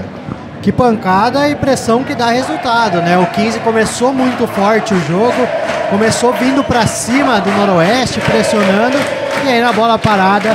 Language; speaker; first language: Portuguese; native; Portuguese